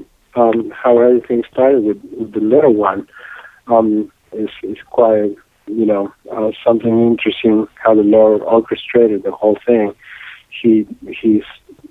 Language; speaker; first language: English; non-native, fluent; Spanish